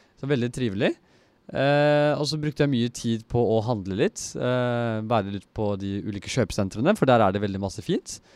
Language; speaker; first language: Norwegian; early bilingual, other home language; Turkish